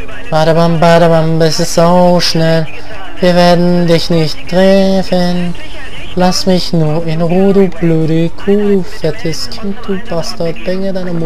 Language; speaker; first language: German; native; German